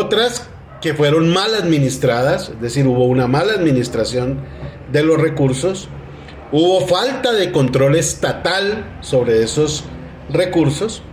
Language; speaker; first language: Spanish; native; Spanish